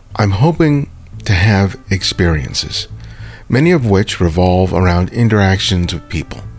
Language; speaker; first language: English; early bilingual, other home language; Spanish